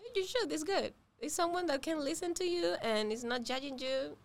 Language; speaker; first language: English; non-native, learner; Spanish